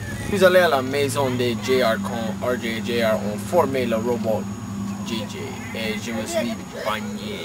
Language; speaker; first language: French; non-native, learner; English